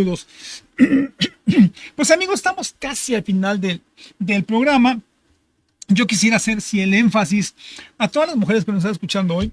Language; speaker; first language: Spanish; native; Spanish